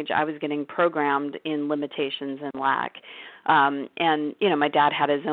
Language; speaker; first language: English; native; English